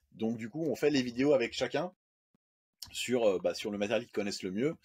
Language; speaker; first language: French; native; French